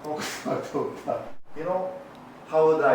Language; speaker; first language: English; non-native, fluent; Korean